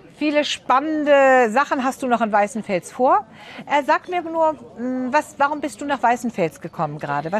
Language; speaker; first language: German; native; German